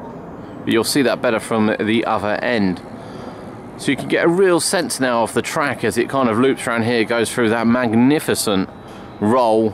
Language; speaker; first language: English; native; English